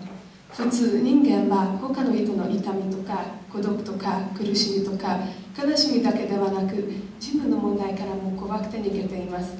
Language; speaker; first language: Japanese; non-native, learner; Hungarian